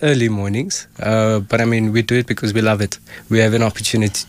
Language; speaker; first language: English; native; English